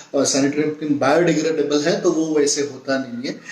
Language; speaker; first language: Hindi; non-native, local second language; Marathi